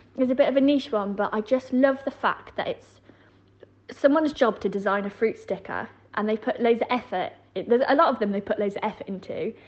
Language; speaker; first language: English; native; English